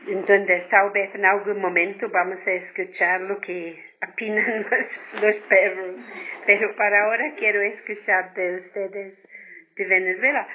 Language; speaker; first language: Spanish; non-native, fluent; English